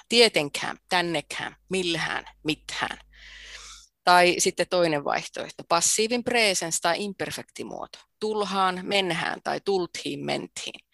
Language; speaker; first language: Finnish; native; Finnish